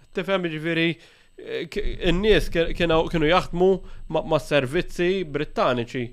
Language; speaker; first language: Maltese; native; Maltese